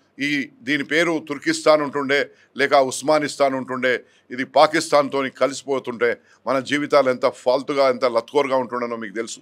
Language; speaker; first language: Telugu; native; Telugu